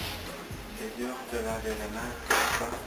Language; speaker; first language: French; non-native, learner; English